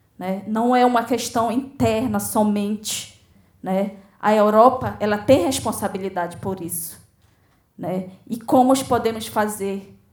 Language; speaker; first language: Portuguese; native; Portuguese